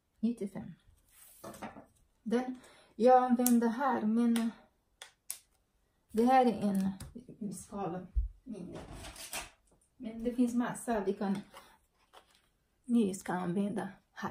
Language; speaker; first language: Swedish; non-native, learner; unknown